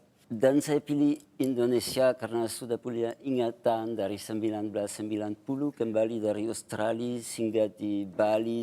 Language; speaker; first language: Indonesian; non-native, fluent; French